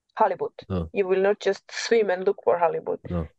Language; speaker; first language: English; non-native, learner; Serbian